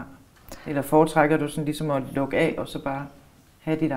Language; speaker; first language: Danish; native; Danish